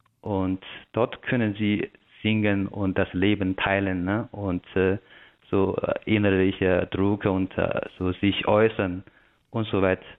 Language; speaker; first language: German; non-native, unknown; Chinese